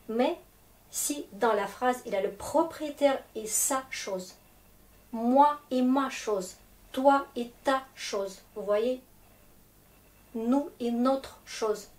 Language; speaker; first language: French; non-native, fluent; Russian